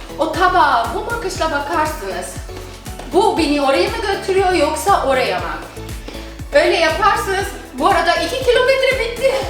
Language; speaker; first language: Turkish; non-native, fluent; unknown